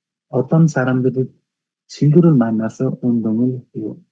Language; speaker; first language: Korean; non-native, learner; Nepali